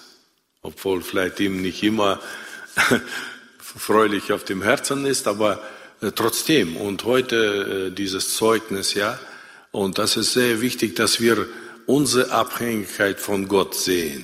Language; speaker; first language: German; non-native, fluent; Russian